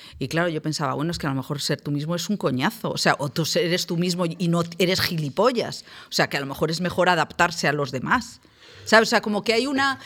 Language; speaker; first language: Spanish; native; Spanish